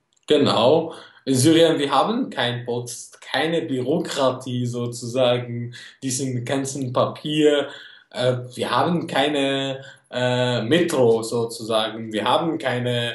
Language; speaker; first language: German; non-native, fluent; Arabic